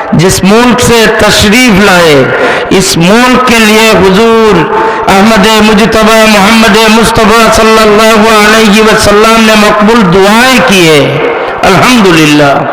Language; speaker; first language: Urdu; non-native, local second language; Sylheti